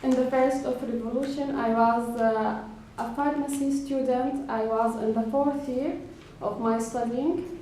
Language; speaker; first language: English; non-native, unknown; Arabic